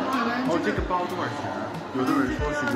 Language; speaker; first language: Chinese; non-native, fluent; English